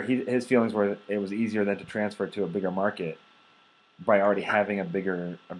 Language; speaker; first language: English; native; English